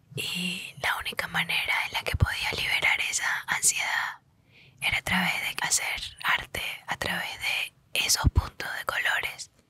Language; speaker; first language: Spanish; native; Spanish